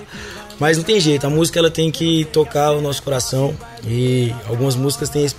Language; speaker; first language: Portuguese; native; Portuguese